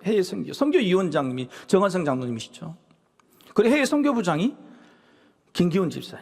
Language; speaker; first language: Korean; native; Korean